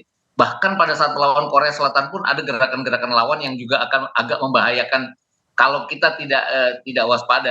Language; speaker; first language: Indonesian; native; Indonesian